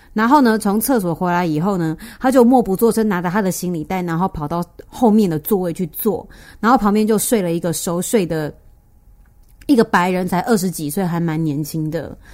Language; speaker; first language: Chinese; native; Chinese